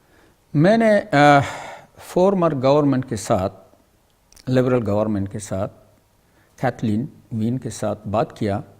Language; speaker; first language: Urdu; non-native, learner; Pashto